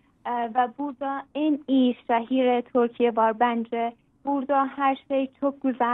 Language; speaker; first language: Turkish; non-native, learner; Persian